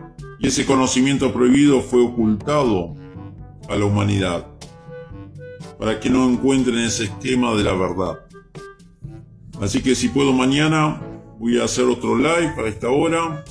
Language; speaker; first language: Spanish; native; Spanish